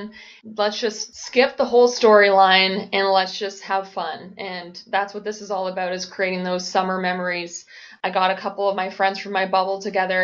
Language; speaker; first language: English; native; English